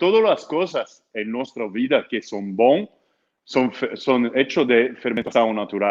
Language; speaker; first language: Spanish; non-native, fluent; Dutch